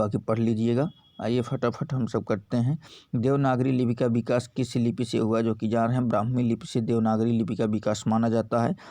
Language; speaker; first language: Hindi; native; Hindi